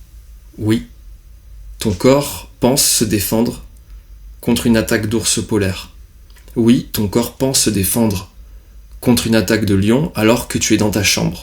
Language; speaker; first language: French; native; French